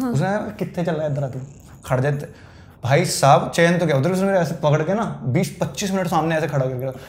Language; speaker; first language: Hindi; native; Hindi